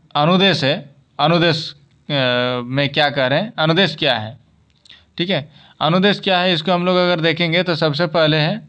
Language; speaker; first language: Hindi; native; Hindi